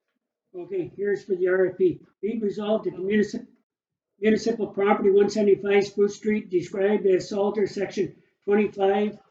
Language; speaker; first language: English; native; English